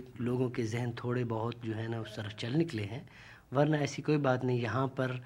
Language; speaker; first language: Urdu; non-native, local second language; Saraiki